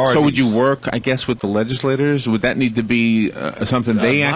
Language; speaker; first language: English; native; English